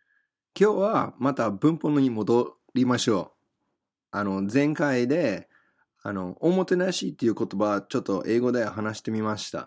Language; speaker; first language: Japanese; non-native, fluent; English